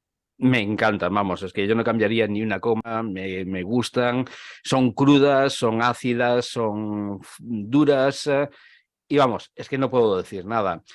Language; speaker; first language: Spanish; native; Spanish